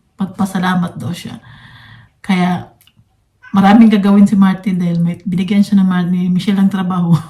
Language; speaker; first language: Filipino; non-native, local second language; Cebuano